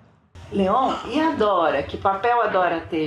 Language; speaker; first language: Portuguese; native; Portuguese